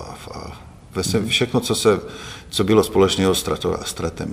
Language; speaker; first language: Czech; non-native, fluent; Hungarian